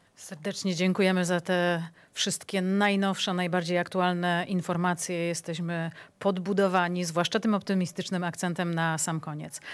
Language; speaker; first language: Polish; native; Polish